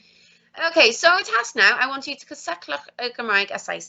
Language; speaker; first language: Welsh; non-native, fluent; English